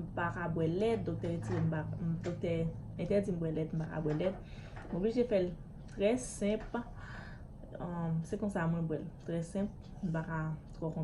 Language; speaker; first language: French; non-native, learner; Haitian Creole